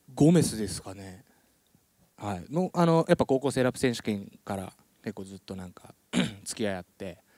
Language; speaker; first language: Japanese; native; Japanese